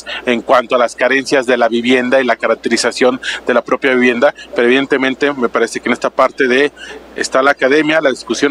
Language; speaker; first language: Spanish; native; Spanish